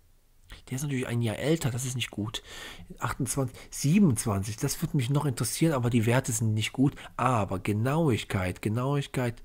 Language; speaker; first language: German; native; German